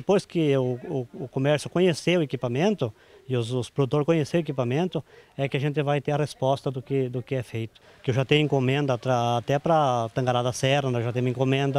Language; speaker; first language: Portuguese; native; Portuguese